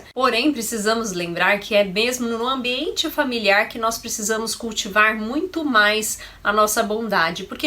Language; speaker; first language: Portuguese; native; Portuguese